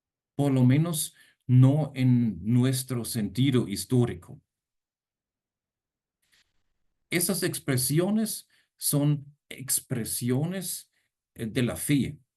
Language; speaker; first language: Spanish; non-native, fluent; German